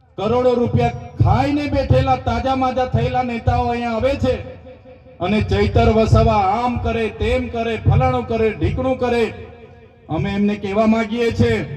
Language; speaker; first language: Gujarati; non-native, local second language; Vasavi